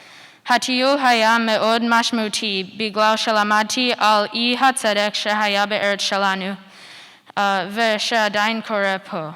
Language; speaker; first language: Hebrew; non-native, fluent; English